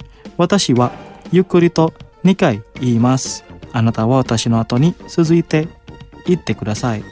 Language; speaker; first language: Japanese; non-native, fluent; Indonesian